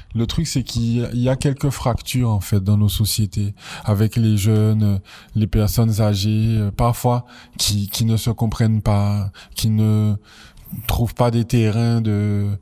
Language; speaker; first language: French; native; French